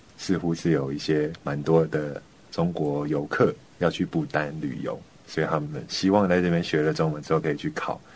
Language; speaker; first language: Chinese; native; Chinese